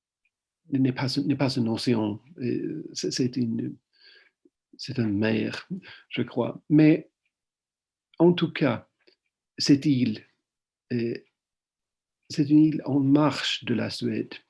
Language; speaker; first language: French; non-native, fluent; Swedish